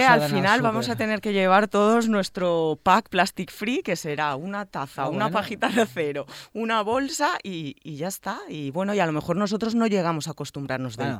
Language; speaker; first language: Spanish; native; Spanish